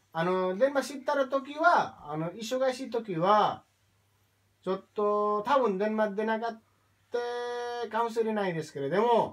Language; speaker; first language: Japanese; non-native, learner; Nepali